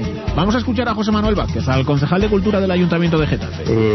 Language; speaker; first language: Spanish; native; Spanish